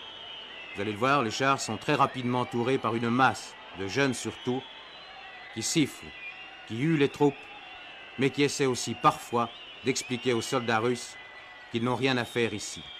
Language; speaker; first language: French; native; French